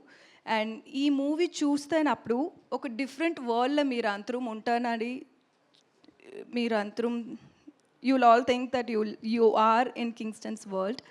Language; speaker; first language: Telugu; non-native, learner; Tamil